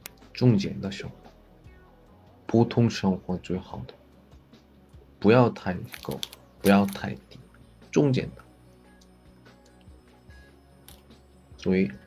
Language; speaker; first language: Chinese; non-native, learner; Korean